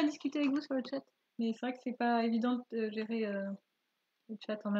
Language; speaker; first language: French; native; French